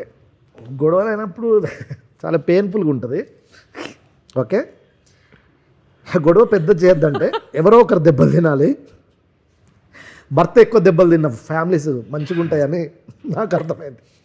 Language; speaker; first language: Telugu; native; Telugu